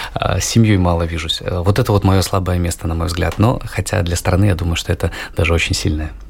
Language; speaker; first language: Russian; native; Russian